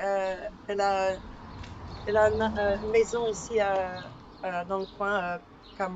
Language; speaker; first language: French; non-native, learner; English